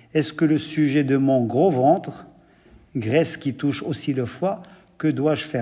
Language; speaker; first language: French; non-native, local second language; Arabic